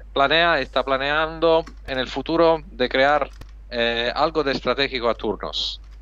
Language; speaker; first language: Spanish; non-native, fluent; Italian